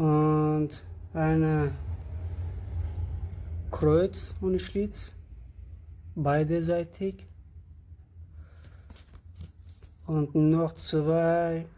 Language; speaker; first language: German; non-native, fluent; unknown